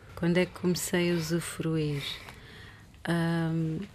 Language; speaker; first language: Portuguese; native; Portuguese